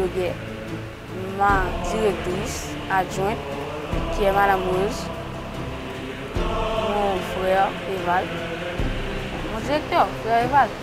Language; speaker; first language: French; non-native, local second language; Haitian Creole